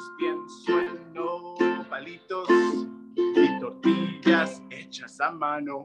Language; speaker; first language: Spanish; early bilingual, other home language; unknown